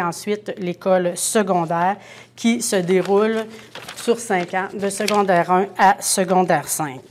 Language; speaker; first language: French; native; French